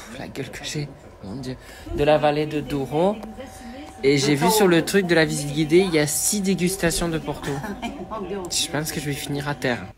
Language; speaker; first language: French; early bilingual, other home language; Portuguese